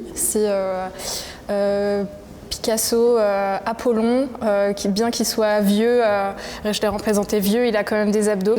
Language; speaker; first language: French; native; French